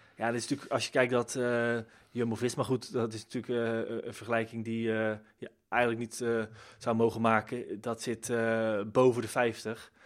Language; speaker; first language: Dutch; native; Dutch